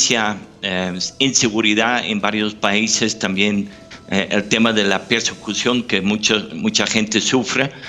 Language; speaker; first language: Spanish; non-native, fluent; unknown